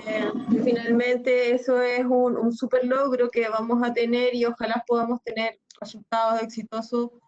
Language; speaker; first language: Spanish; native; Spanish